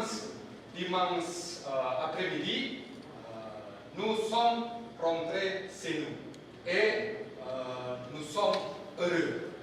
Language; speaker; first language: French; non-native, learner; Indonesian